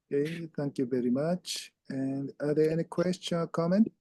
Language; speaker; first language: English; non-native, fluent; Japanese